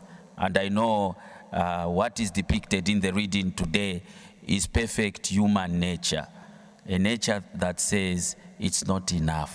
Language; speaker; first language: English; non-native, local second language; Bemba